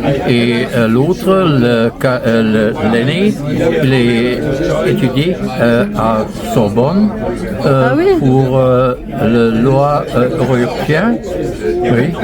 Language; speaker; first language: French; non-native, fluent; German